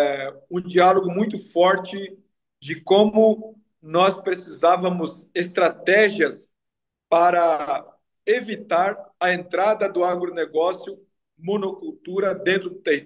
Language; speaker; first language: Portuguese; non-native, local second language; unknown